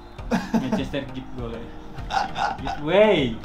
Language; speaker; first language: English; non-native, learner; Indonesian